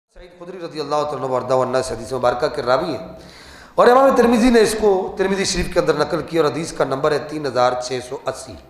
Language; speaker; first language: Urdu; non-native, local second language; Punjabi